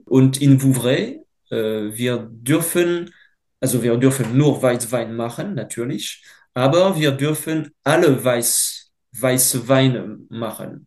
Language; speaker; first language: German; non-native, fluent; French